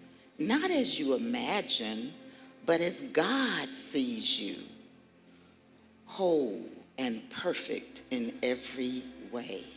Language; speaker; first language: English; native; English